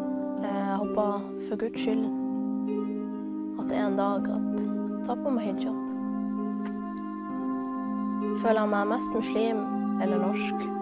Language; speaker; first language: Norwegian; early bilingual, other home language; Somali